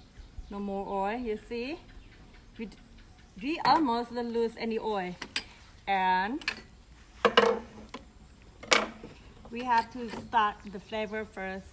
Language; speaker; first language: English; non-native, learner; Thai